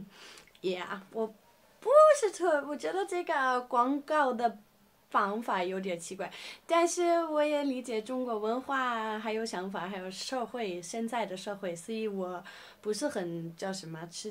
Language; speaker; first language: Chinese; non-native, learner; Norwegian